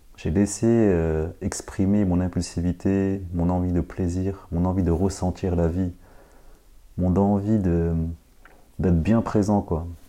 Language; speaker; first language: French; early bilingual, other home language; Khmer